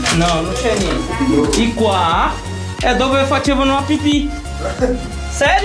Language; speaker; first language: Italian; non-native, fluent; Portuguese